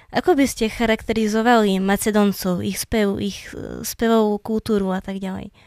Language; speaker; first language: Slovak; native; Slovak